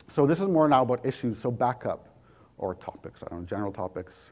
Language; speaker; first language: English; native; English